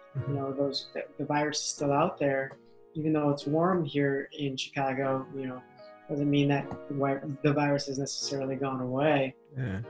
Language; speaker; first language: English; native; English